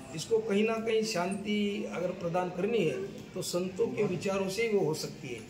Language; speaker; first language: Hindi; non-native, local second language; Marathi